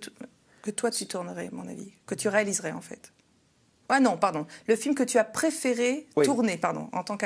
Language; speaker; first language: French; native; French